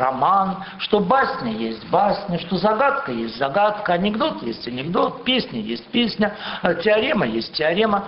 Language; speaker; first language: Russian; native; Russian